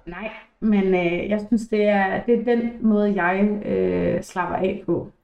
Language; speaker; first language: Danish; early bilingual, other home language; English